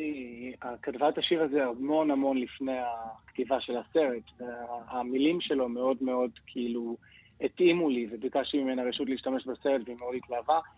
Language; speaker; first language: Hebrew; native; Hebrew